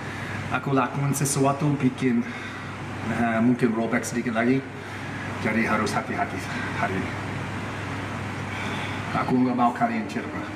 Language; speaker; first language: Indonesian; non-native, fluent; English